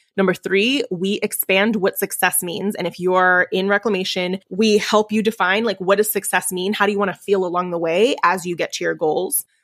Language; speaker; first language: English; early bilingual, other home language; Spanish